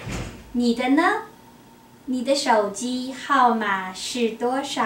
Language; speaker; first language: Chinese; non-native, learner; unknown